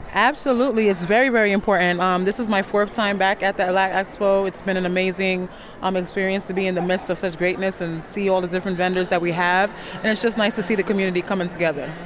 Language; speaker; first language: English; non-native, local second language; Akan